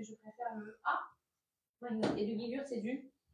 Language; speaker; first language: French; native; French